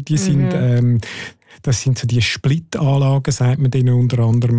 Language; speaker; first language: German; native; German